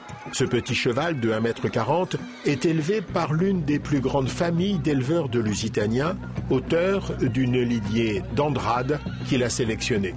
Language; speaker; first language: French; native; French